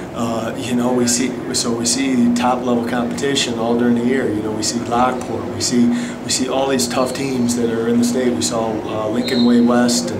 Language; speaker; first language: English; native; English